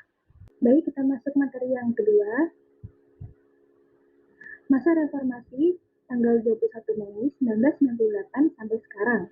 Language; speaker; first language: Indonesian; native; Indonesian